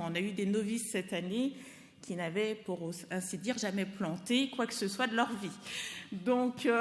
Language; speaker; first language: French; native; French